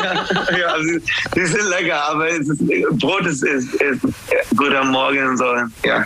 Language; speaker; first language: German; non-native, learner; English